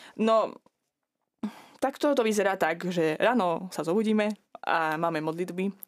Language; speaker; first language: Slovak; non-native, fluent; Azerbaijani